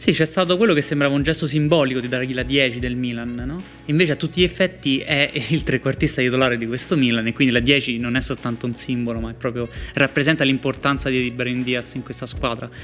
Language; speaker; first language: Italian; native; Italian